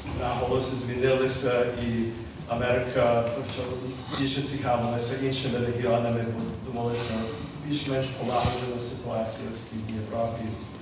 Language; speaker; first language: Ukrainian; early bilingual, heritage; Ukrainian